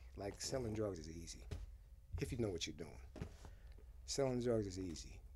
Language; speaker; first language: English; early bilingual, other home language; Haitian Creole